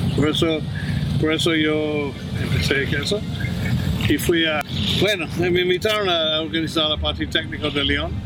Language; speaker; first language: Spanish; non-native, fluent; English